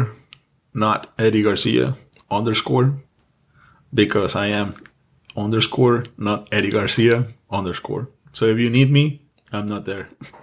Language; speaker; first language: English; non-native, fluent; Spanish